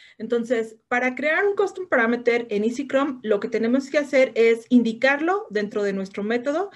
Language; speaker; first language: Spanish; native; Spanish